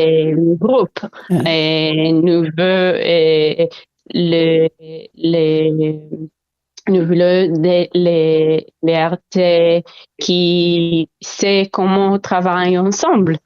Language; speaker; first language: French; non-native, learner; Hebrew